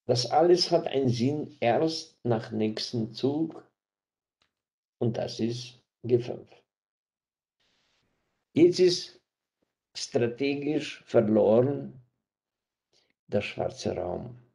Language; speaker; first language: German; non-native, fluent; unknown